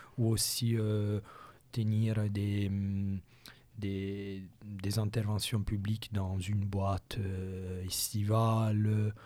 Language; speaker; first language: French; non-native, local second language; Italian